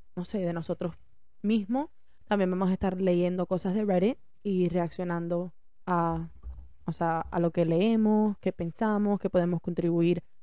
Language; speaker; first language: Spanish; early bilingual, heritage; Spanish